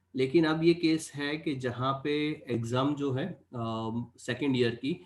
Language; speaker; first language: Hindi; non-native, local second language; Gujarati